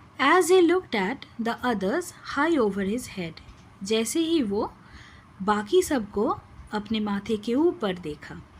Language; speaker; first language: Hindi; non-native, local second language; Bangla